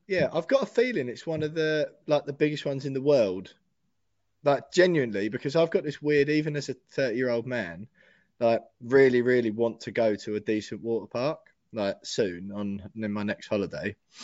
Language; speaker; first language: English; native; English